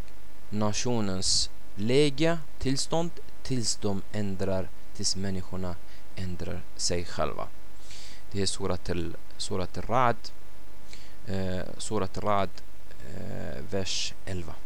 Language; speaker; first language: Swedish; non-native, fluent; Arabic